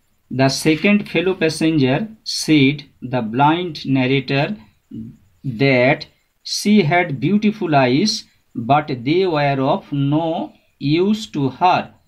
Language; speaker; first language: English; non-native, local second language; Bangla